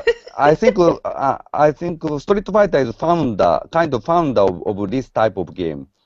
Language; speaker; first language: English; non-native, learner; Japanese